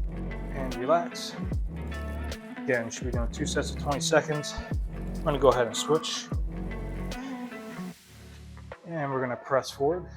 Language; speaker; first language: English; native; English